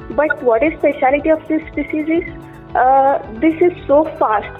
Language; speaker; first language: English; non-native, local second language; Kannada